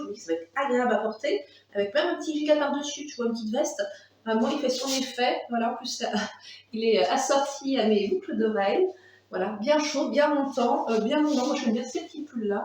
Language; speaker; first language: French; native; French